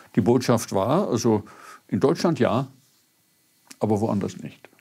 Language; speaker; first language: German; native; German